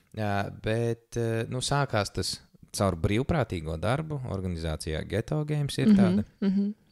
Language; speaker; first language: Latvian; native; Latvian